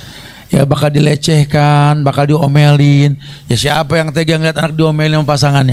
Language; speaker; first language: Indonesian; native; Indonesian